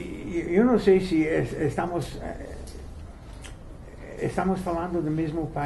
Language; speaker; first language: Portuguese; non-native, fluent; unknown